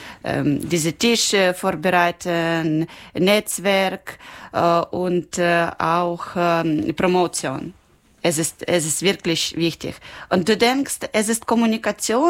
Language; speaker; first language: German; non-native, learner; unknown